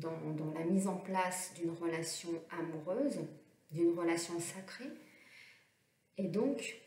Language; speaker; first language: French; native; French